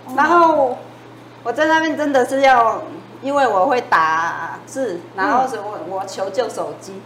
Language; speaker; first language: Chinese; non-native, fluent; Vietnamese